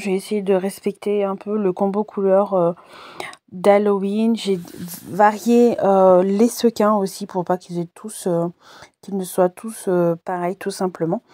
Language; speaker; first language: French; native; French